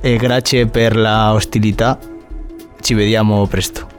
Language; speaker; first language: Italian; non-native, learner; Spanish